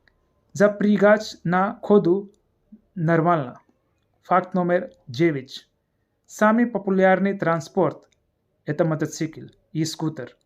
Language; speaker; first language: Russian; non-native, learner; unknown